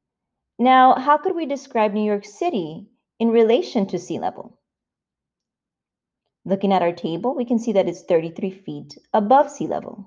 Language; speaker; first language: English; native; English